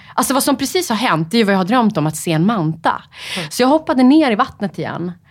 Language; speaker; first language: Swedish; native; Swedish